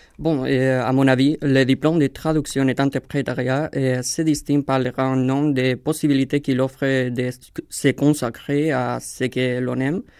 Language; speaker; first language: French; non-native, learner; Spanish